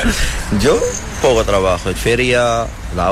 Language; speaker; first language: Spanish; non-native, learner; Arabic